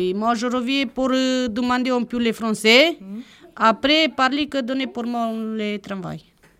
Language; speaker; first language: French; non-native, learner; Romanian